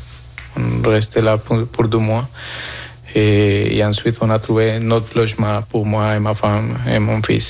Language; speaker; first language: French; non-native, fluent; Spanish